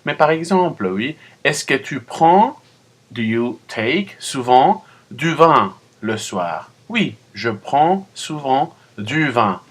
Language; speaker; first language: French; non-native, fluent; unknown